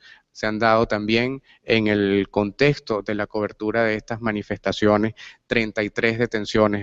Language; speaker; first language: Spanish; native; Spanish